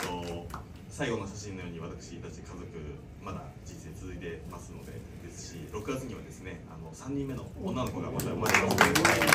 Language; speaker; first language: Japanese; native; Japanese